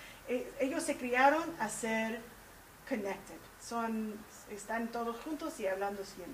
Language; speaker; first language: Spanish; early bilingual, heritage; Spanish